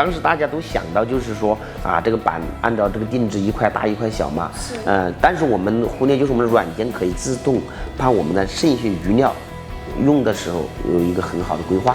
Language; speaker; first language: Chinese; native; Chinese